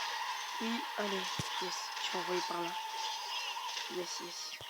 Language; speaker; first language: French; native; French